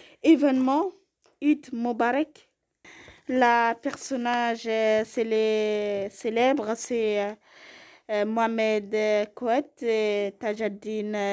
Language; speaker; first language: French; non-native, learner; Arabic